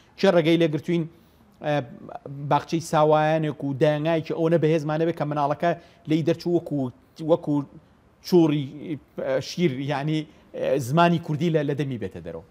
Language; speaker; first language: Central Kurdish; native; Central Kurdish